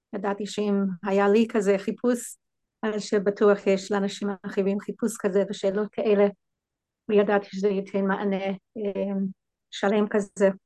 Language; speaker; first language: Hebrew; non-native, fluent; English